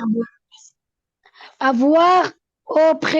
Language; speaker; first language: French; non-native, learner; Arabic